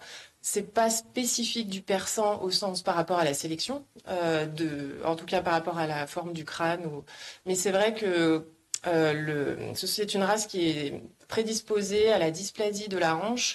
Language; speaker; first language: French; native; French